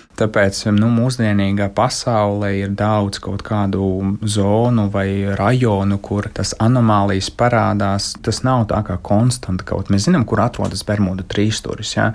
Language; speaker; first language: Latvian; non-native, local second language; Russian